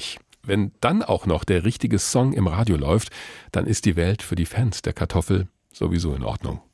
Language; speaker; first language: German; native; German